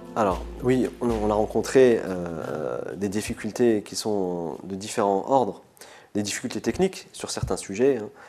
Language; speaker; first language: French; early bilingual, other home language; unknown